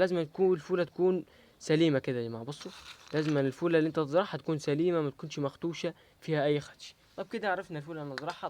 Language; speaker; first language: Arabic; native; Arabic